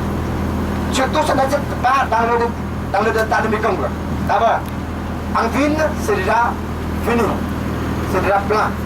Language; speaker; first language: French; non-native, fluent; Vietnamese